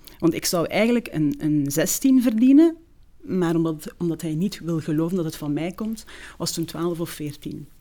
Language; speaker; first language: Dutch; early bilingual, other home language; Turkish